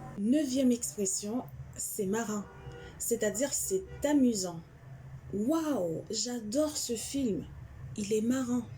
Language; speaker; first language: French; non-native, local second language; Haitian Creole